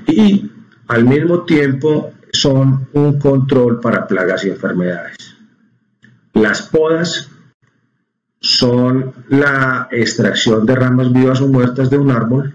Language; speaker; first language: Spanish; native; Spanish